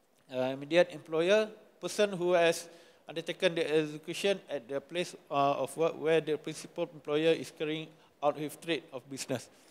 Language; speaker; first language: English; non-native, local second language; Malay